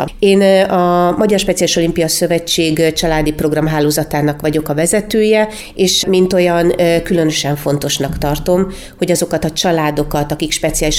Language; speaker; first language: Hungarian; native; Hungarian